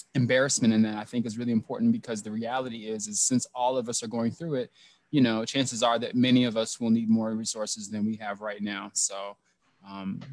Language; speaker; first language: English; native; English